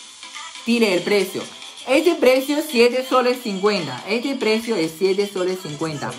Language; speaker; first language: Spanish; non-native, learner; Chinese